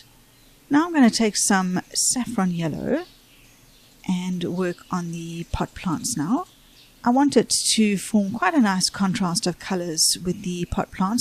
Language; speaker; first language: English; native; English